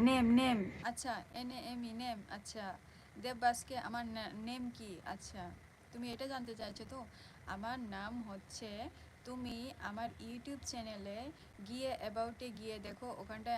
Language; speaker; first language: Bangla; non-native, local second language; Santali